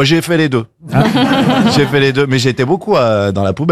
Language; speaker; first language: French; native; French